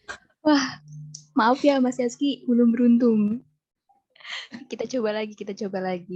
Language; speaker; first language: Indonesian; native; Indonesian